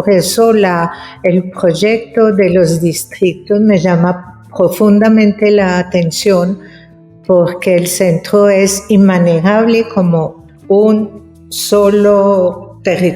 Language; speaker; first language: Spanish; non-native, fluent; French